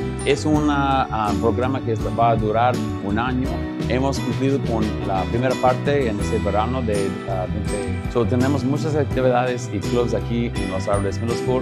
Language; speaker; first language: Spanish; non-native, fluent; English